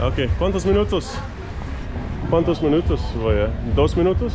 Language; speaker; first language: Spanish; non-native, learner; English